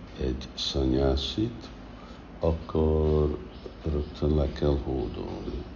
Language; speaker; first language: Hungarian; early bilingual, heritage; Hungarian